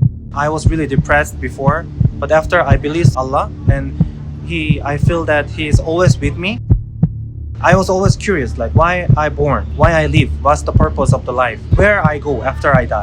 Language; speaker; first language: English; non-native, learner; Korean